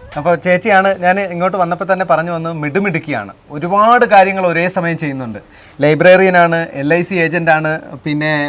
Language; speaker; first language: Malayalam; native; Malayalam